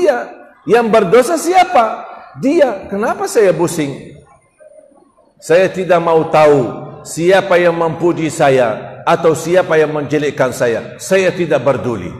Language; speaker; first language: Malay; non-native, fluent; Arabic